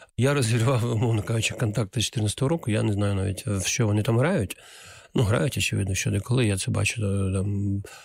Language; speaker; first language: Ukrainian; non-native, local second language; Russian